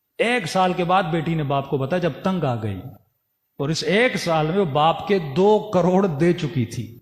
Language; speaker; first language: Urdu; early bilingual, heritage; Urdu